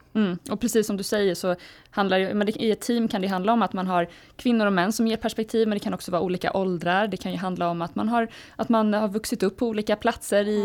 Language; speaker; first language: Swedish; native; Swedish